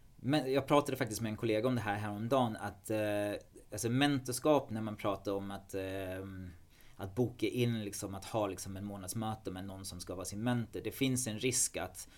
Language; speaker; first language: Swedish; non-native, fluent; English